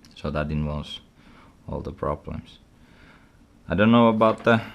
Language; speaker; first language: English; non-native, fluent; Finnish